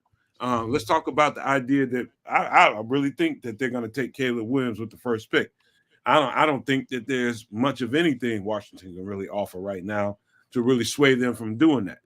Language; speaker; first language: English; native; English